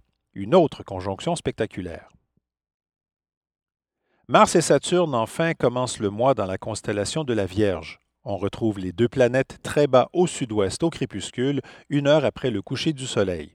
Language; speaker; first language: French; native; French